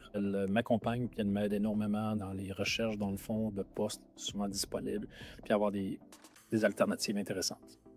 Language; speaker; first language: French; native; French